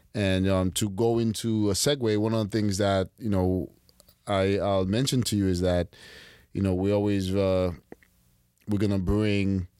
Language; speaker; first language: English; early bilingual, other home language; Haitian Creole